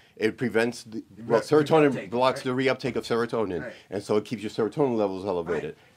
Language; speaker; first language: English; native; English